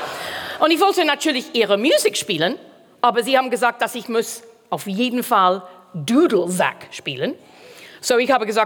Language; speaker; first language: German; non-native, fluent; English